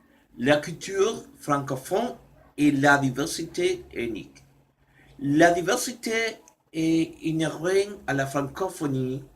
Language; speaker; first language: French; non-native, learner; Spanish